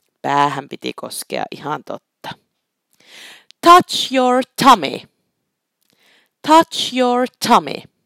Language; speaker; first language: Finnish; native; Finnish